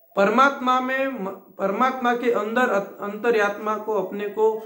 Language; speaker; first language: Hindi; non-native, local second language; Marathi